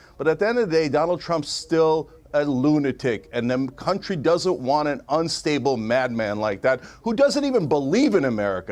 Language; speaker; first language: English; native; English